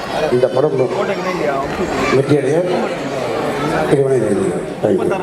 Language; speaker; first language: Tamil; native; Tamil